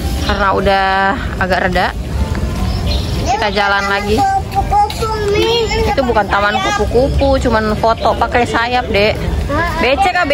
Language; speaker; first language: Indonesian; native; Indonesian